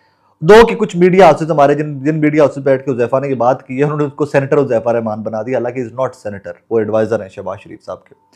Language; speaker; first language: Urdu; non-native, local second language; Punjabi